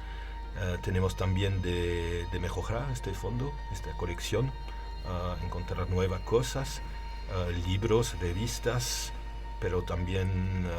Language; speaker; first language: Spanish; non-native, learner; French